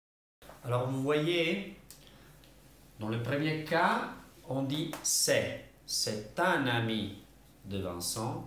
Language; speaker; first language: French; non-native, fluent; Italian